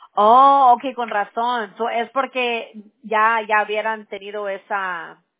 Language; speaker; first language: Spanish; early bilingual, other home language; English